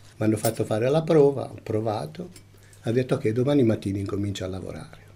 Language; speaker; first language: Italian; native; Italian